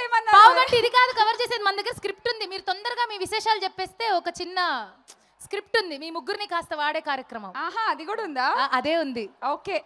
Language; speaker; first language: Telugu; native; Telugu